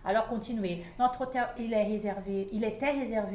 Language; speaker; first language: French; non-native, fluent; Portuguese